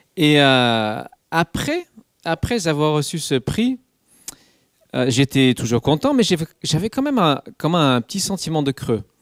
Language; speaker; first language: French; non-native, fluent; English